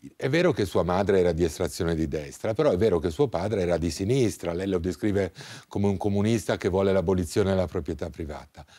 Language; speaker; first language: Italian; native; Italian